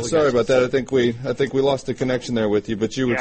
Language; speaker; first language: English; native; English